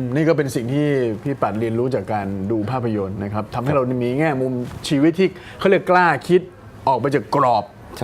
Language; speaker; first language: Thai; native; Thai